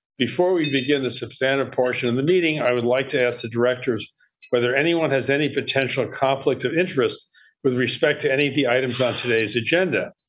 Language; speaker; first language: English; native; English